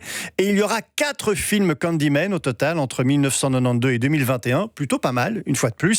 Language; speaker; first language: French; native; French